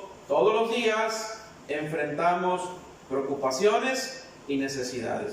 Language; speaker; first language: Spanish; native; Spanish